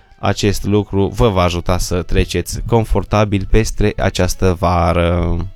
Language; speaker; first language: Romanian; native; Romanian